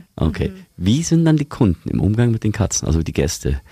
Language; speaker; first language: German; native; German